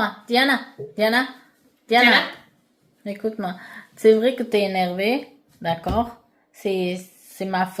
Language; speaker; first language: French; non-native, learner; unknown